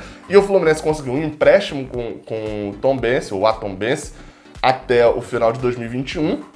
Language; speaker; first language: Portuguese; native; Portuguese